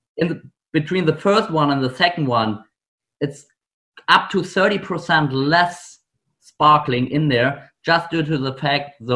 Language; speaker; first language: English; non-native, fluent; German